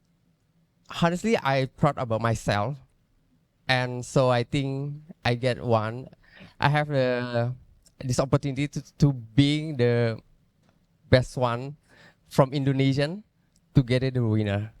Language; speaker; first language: English; non-native, learner; Indonesian